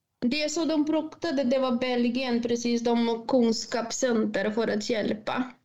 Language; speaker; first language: Swedish; non-native, fluent; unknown